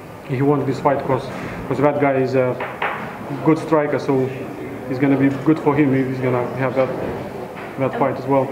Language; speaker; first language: English; non-native, learner; Russian